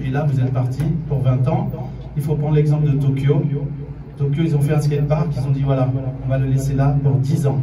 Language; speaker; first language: French; native; French